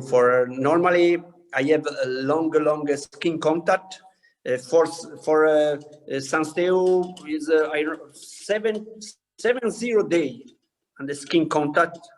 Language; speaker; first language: English; non-native, learner; Italian